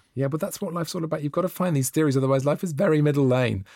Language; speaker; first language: English; native; English